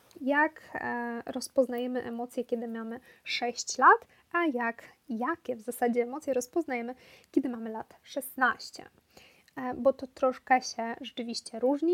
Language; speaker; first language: Polish; native; Polish